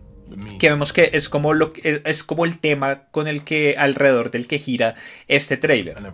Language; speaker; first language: Spanish; native; Spanish